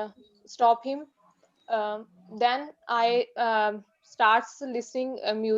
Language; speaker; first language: English; non-native, fluent; Hindi